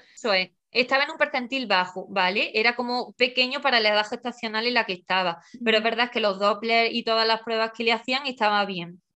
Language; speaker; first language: Spanish; native; Spanish